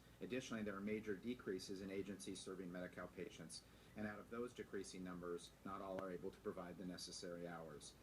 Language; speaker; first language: English; native; English